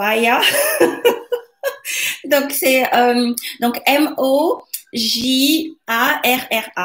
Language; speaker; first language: French; non-native, local second language; Lingala